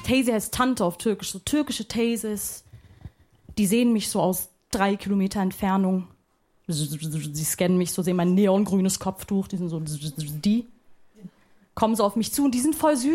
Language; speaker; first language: German; early bilingual, other home language; Arabic